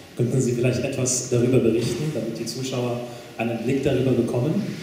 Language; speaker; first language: German; native; German